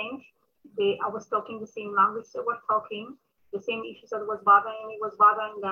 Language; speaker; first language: English; non-native, fluent; Amharic